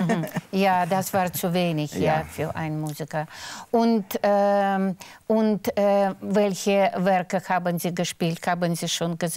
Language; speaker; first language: German; non-native, fluent; Russian